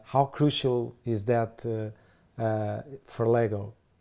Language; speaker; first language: English; non-native, fluent; Portuguese